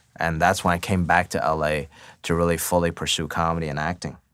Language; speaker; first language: English; early bilingual, other home language; Cantonese